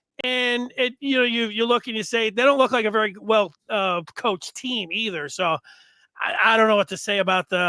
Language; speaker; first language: English; native; English